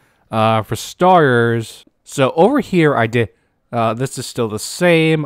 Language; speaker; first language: English; native; English